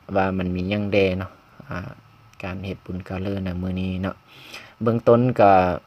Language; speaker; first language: Lao; non-native, local second language; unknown